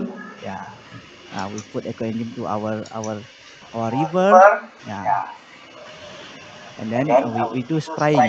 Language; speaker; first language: English; non-native, learner; Indonesian